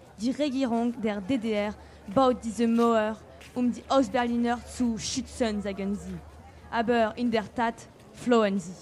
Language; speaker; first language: German; non-native, learner; French